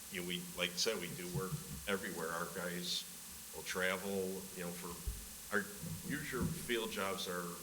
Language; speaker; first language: English; native; English